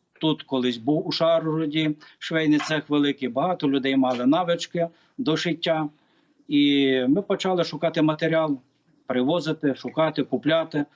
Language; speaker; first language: Ukrainian; native; Ukrainian